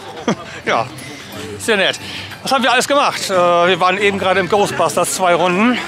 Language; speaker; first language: German; native; German